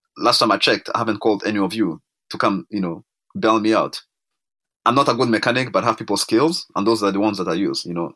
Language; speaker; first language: English; non-native, local second language; Kinyarwanda